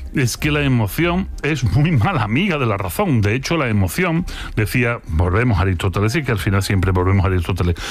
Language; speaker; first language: Spanish; native; Spanish